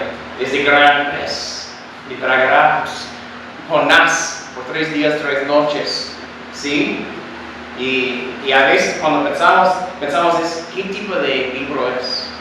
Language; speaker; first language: Spanish; non-native, fluent; English